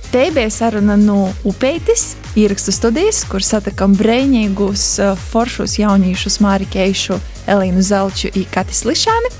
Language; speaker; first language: Latvian; native; Latvian